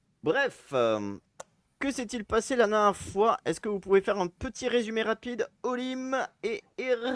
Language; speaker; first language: French; native; French